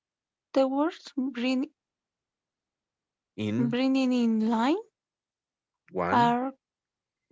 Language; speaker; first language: English; non-native, learner; Spanish